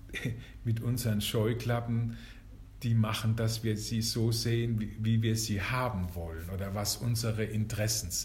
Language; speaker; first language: German; native; German